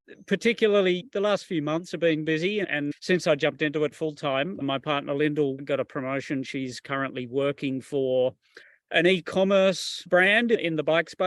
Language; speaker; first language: English; native; English